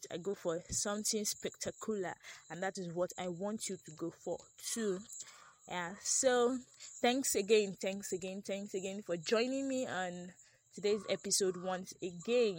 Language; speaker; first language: English; non-native, local second language; Yoruba